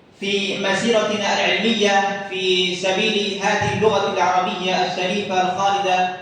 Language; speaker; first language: Arabic; non-native, fluent; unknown